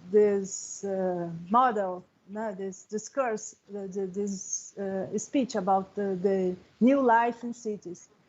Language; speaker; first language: English; non-native, learner; Portuguese